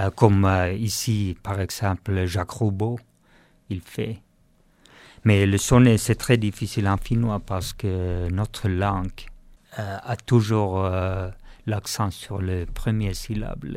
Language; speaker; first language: French; non-native, fluent; Finnish